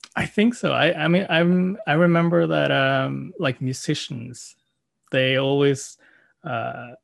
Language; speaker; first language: English; non-native, fluent; Norwegian